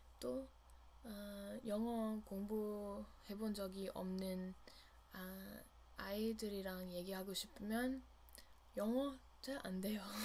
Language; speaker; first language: Korean; non-native, learner; English